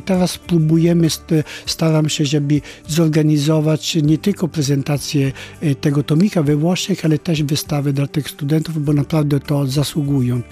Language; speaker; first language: Polish; non-native, fluent; Italian